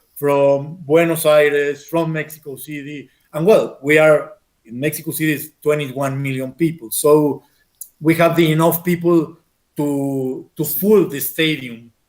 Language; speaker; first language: English; non-native, fluent; Spanish